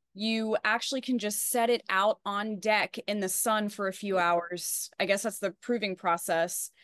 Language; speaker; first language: English; native; English